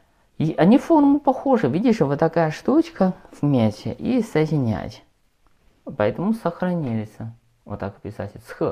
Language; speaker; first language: Russian; non-native, learner; Chinese